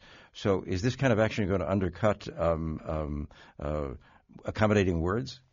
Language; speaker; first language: English; native; English